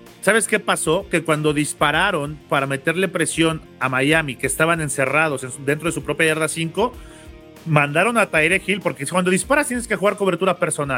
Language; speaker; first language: Spanish; native; Spanish